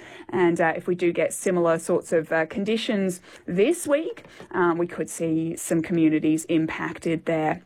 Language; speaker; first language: English; native; English